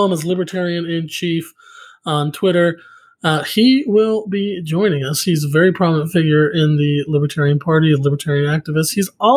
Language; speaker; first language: English; native; English